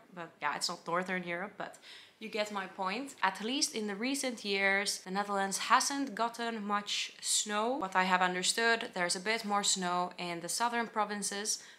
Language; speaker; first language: English; non-native, fluent; Finnish